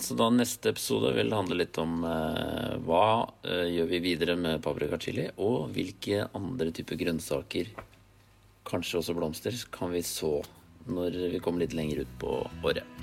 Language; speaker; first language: Norwegian; native; Norwegian